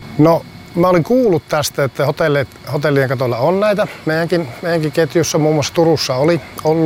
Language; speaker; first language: Finnish; native; Finnish